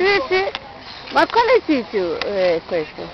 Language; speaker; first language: Italian; non-native, learner; Portuguese